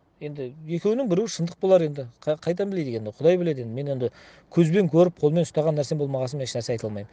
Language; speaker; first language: Kazakh; native; Kazakh